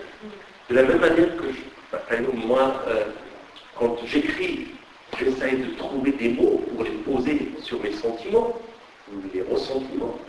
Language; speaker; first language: French; non-native, fluent; Persian